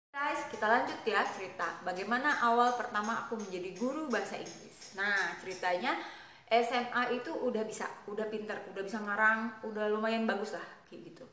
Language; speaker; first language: Indonesian; native; Indonesian